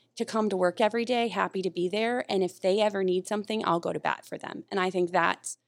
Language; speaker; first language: English; native; English